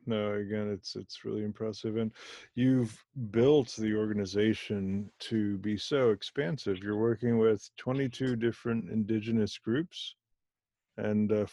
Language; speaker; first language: English; non-native, fluent; Hindi